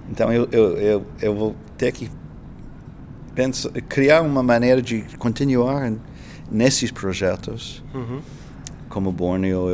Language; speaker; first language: Portuguese; non-native, fluent; English